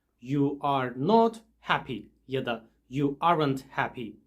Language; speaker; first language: English; non-native, fluent; Turkish